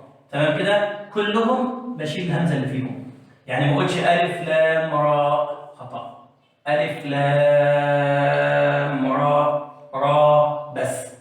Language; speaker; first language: Arabic; native; Arabic